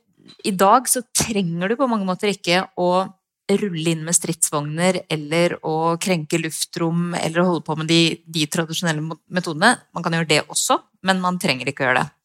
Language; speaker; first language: Norwegian; native; Norwegian